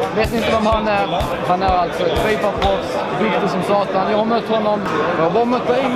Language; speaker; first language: Swedish; native; Swedish